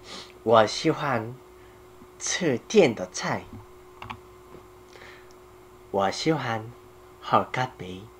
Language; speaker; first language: Chinese; non-native, learner; Korean